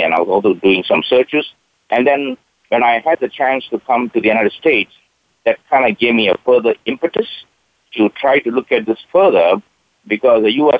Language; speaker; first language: English; non-native, local second language; Tamil